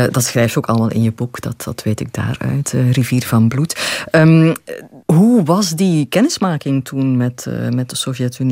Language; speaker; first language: Dutch; native; Dutch